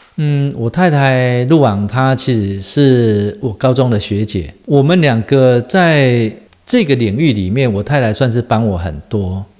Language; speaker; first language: Chinese; native; Chinese